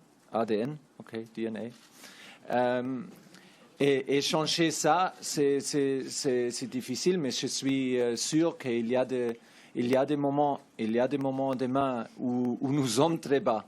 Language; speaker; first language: French; non-native, learner; German